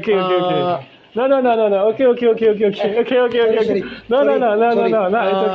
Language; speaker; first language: English; non-native, learner; Indonesian